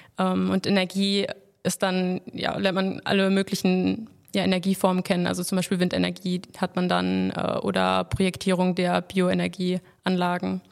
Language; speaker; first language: German; native; German